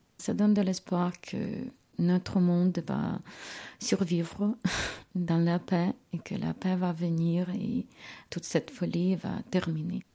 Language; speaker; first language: French; non-native, fluent; Ukrainian